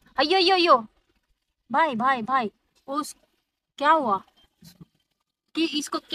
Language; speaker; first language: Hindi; non-native, local second language; Telugu